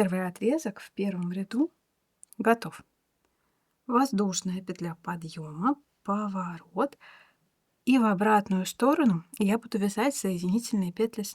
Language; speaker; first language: Russian; native; Russian